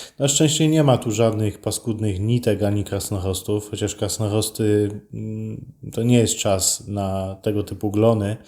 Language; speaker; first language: Polish; native; Polish